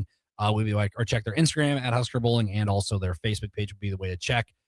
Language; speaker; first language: English; native; English